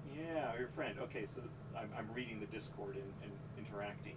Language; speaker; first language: English; native; English